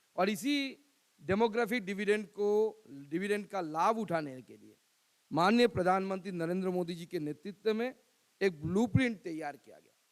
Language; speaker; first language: Hindi; non-native, local second language; Bangla